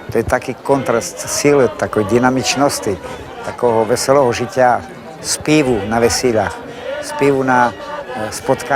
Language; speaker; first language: Slovak; non-native, local second language; Rusyn